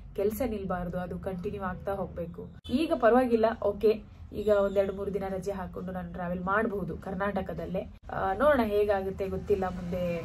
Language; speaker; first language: Kannada; native; Kannada